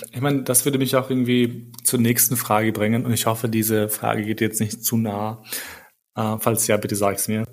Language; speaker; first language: German; early bilingual, other home language; Albanian